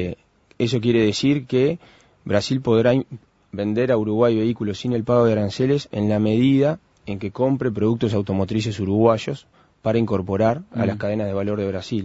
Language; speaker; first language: Spanish; native; Spanish